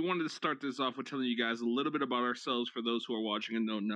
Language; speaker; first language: English; native; English